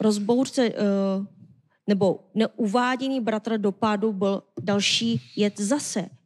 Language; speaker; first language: Czech; non-native, learner; Korean